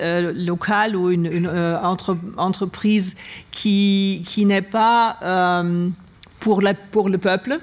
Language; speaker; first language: French; non-native, learner; German